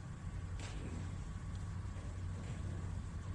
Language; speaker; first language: English; early bilingual, other home language; Yiddish